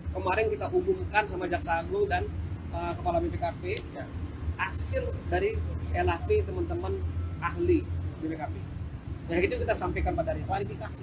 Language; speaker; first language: Indonesian; native; Indonesian